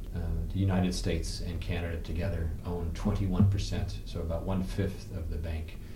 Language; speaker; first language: English; native; English